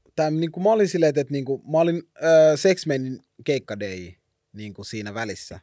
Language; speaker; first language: Finnish; early bilingual, other home language; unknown